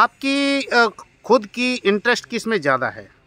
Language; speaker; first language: Hindi; native; Hindi